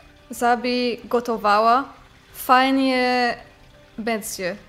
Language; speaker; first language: Polish; non-native, learner; French